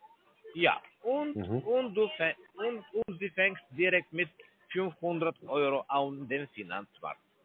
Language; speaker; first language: German; non-native, learner; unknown